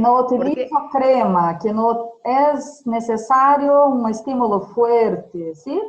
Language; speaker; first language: Spanish; non-native, fluent; Portuguese